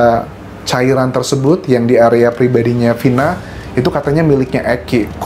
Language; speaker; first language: Indonesian; native; Indonesian